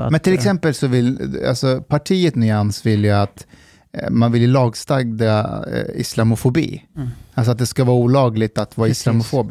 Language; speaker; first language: Swedish; early bilingual, other home language; Persian